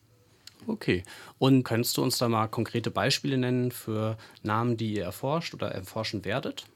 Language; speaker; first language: German; native; German